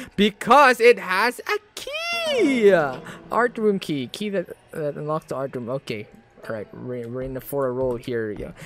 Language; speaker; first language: English; non-native, local second language; Filipino